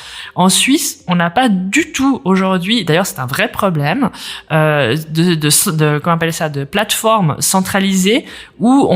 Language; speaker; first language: French; native; French